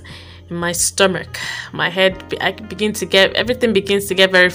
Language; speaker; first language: English; non-native, local second language; Igbo